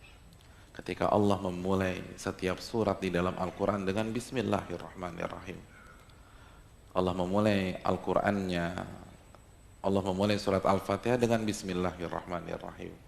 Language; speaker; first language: Indonesian; native; Indonesian